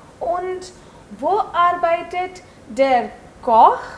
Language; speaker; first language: German; non-native, fluent; Hindi